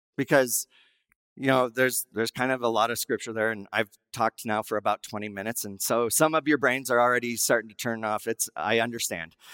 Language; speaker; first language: English; native; English